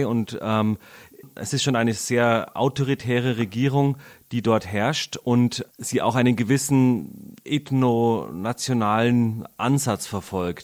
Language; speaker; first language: German; native; German